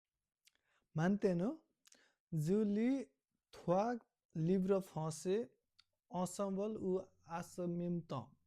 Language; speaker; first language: French; non-native, learner; Nepali